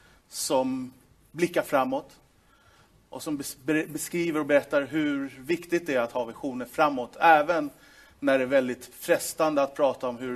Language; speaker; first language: Swedish; native; Swedish